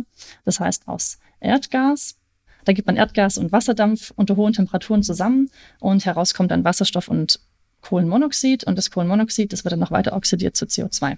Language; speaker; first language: German; native; German